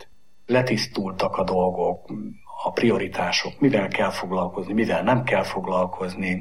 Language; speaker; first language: Hungarian; native; Hungarian